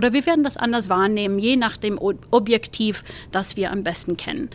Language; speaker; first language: German; non-native, fluent; English